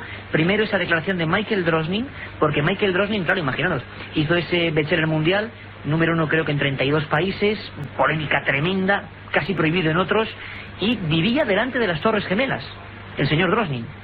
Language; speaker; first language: Spanish; native; Spanish